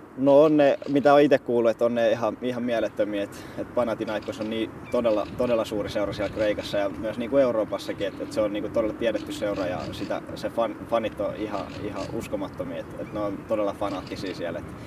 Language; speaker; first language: Finnish; native; Finnish